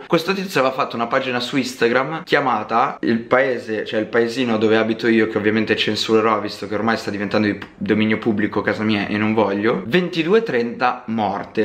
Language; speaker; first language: Italian; native; Italian